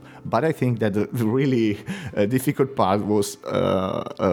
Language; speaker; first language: English; non-native, fluent; Italian